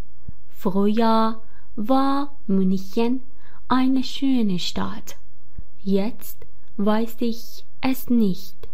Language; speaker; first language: German; non-native, fluent; Persian